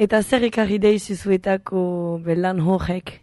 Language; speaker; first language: Basque; native; Basque